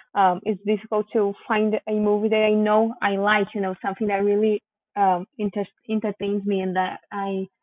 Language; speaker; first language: English; non-native, fluent; Portuguese